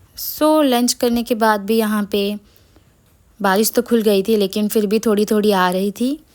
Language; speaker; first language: Hindi; native; Hindi